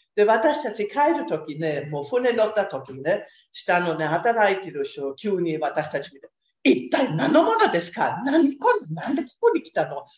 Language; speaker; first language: Japanese; non-native, fluent; German